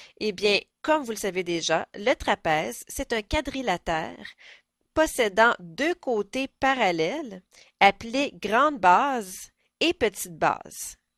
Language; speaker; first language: French; native; French